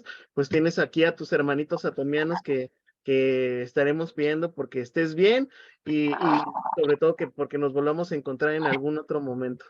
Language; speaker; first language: Spanish; native; Spanish